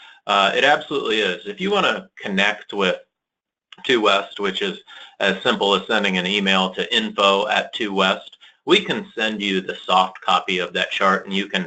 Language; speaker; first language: English; native; English